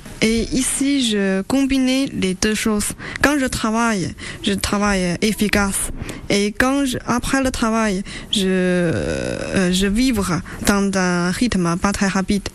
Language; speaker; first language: French; non-native, learner; Chinese